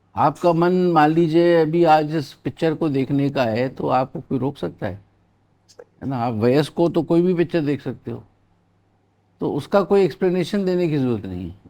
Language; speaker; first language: Hindi; native; Hindi